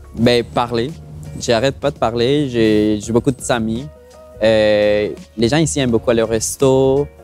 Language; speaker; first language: French; non-native, fluent; Spanish